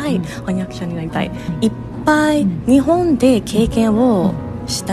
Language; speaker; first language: Japanese; non-native, learner; English